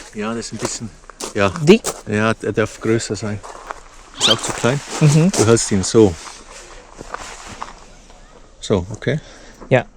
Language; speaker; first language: German; native; German